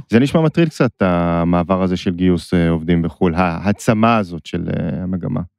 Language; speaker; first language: Hebrew; native; Hebrew